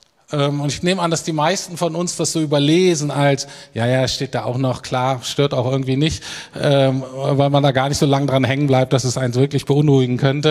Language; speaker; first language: German; native; German